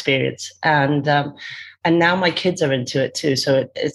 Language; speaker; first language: English; non-native, local second language; Cantonese